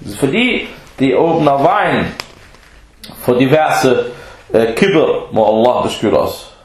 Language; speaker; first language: Danish; early bilingual, other home language; Arabic